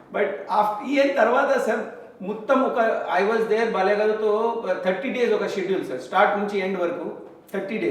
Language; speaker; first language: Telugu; non-native, learner; Hindi